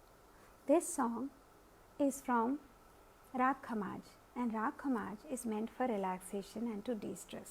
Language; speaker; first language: English; non-native, local second language; Hindi